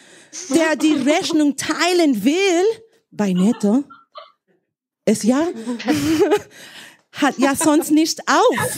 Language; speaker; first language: German; non-native, learner; Spanish